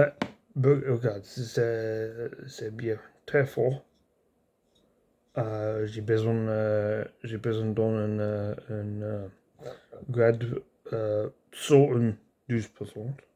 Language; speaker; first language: French; non-native, learner; English